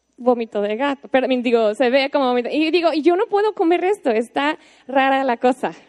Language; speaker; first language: Spanish; non-native, fluent; English